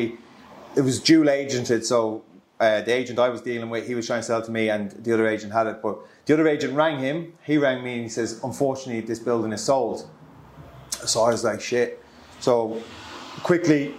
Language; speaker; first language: English; native; English